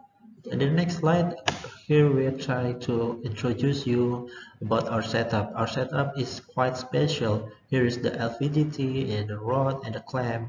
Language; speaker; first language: English; non-native, learner; Indonesian